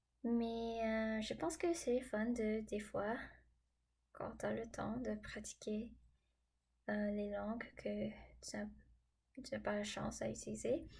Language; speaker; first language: French; non-native, fluent; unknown